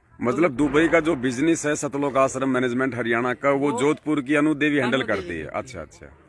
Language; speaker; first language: Hindi; native; Hindi